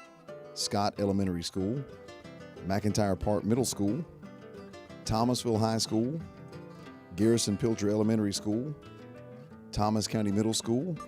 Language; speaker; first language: English; native; English